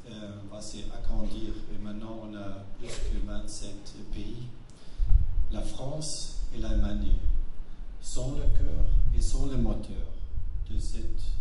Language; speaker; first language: French; non-native, fluent; German